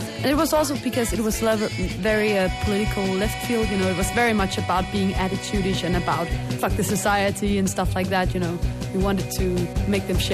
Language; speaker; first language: English; non-native, fluent; Danish